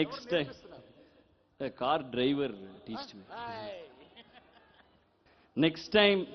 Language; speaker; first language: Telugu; non-native, learner; Tamil